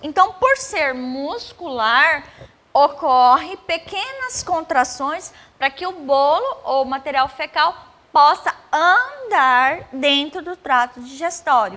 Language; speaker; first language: Portuguese; native; Portuguese